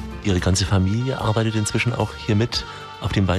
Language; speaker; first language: German; native; German